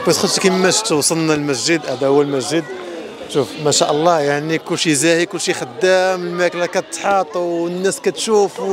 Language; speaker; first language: Arabic; native; Arabic